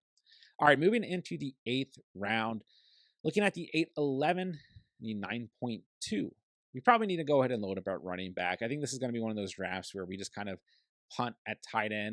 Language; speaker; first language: English; native; English